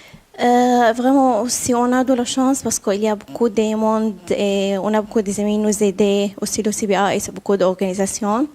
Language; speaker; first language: French; non-native, learner; Arabic